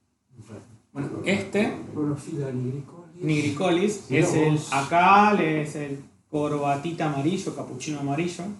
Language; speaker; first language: Spanish; native; Spanish